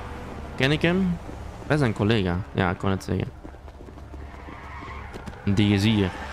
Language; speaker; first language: Dutch; native; Dutch